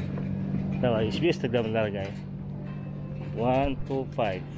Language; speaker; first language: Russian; non-native, learner; Filipino